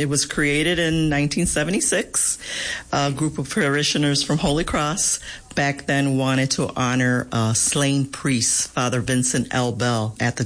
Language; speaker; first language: English; native; English